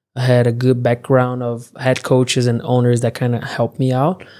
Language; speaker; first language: English; early bilingual, other home language; Portuguese